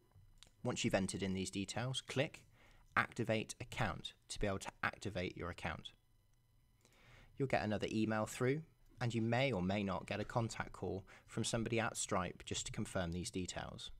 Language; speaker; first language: English; native; English